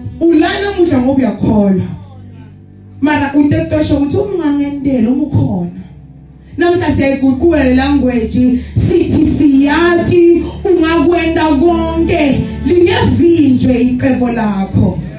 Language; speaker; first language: Zulu; non-native, local second language; Swati